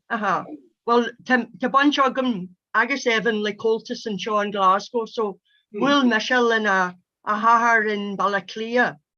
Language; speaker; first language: Irish; non-native, local second language; English